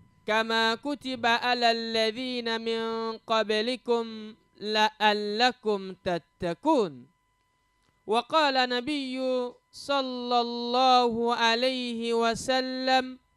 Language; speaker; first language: Arabic; non-native, fluent; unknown